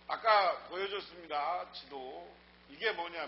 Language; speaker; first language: Korean; native; Korean